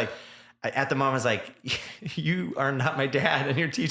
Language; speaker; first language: English; native; English